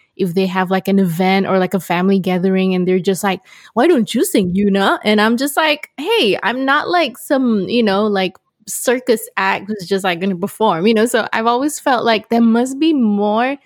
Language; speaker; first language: English; non-native, local second language; Malay